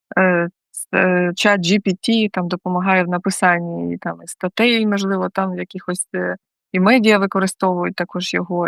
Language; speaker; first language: Ukrainian; native; Ukrainian